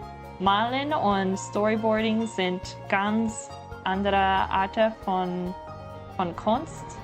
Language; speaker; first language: German; non-native, learner; English